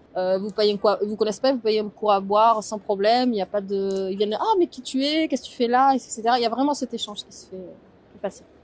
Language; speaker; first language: French; early bilingual, other home language; Portuguese